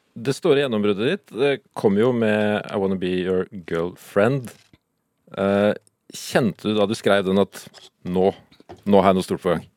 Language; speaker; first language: Norwegian; native; Norwegian